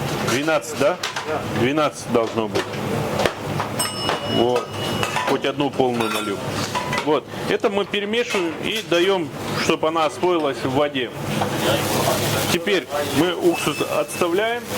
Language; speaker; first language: Russian; native; Russian